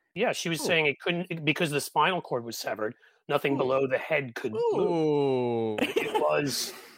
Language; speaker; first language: English; native; English